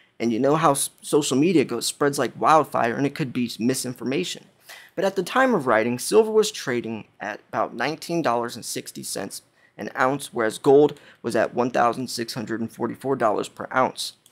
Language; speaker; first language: English; native; English